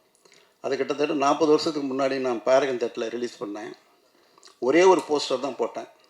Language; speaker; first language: Tamil; native; Tamil